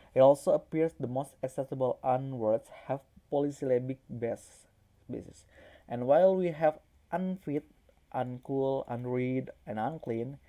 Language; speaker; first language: English; non-native, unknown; Indonesian